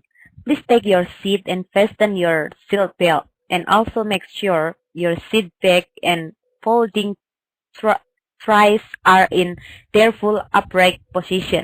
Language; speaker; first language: English; non-native, learner; Indonesian